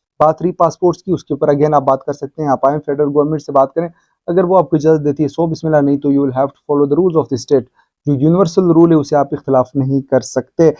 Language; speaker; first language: Urdu; non-native, local second language; Pashto